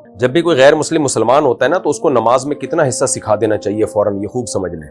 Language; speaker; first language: Urdu; native; Urdu